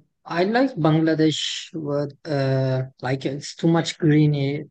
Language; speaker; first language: English; non-native, fluent; Turkish